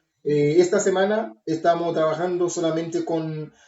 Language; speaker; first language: Spanish; non-native, learner; Haitian Creole